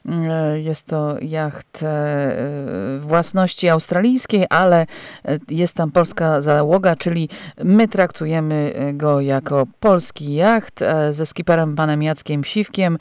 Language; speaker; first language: Polish; native; Polish